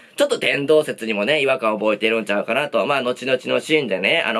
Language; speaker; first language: Japanese; native; Japanese